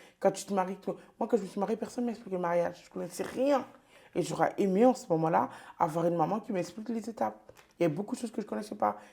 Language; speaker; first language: French; early bilingual, other home language; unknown